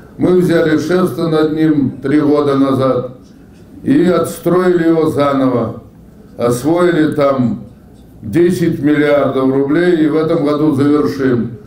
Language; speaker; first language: Russian; native; Russian